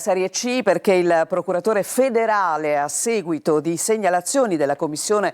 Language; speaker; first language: Italian; native; Italian